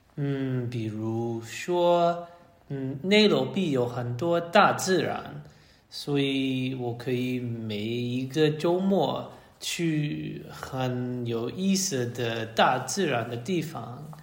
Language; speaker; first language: Chinese; non-native, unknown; English